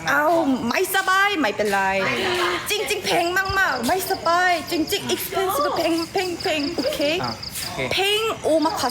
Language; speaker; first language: Thai; non-native, learner; Korean